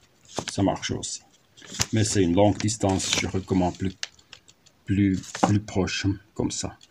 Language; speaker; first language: French; non-native, learner; German